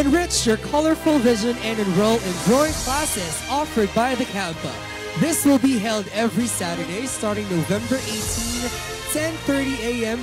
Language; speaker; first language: English; non-native, local second language; Filipino